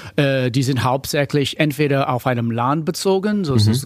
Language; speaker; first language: German; non-native, fluent; English